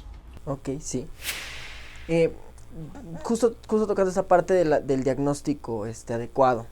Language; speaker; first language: Spanish; native; Spanish